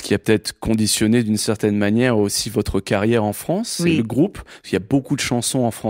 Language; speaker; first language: French; native; French